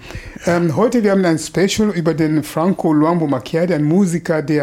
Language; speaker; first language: German; non-native, fluent; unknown